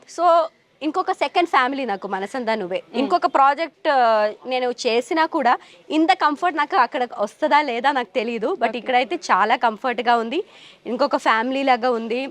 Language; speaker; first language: Telugu; non-native, fluent; Malayalam